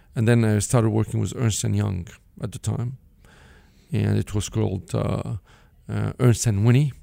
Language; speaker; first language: English; non-native, fluent; Arabic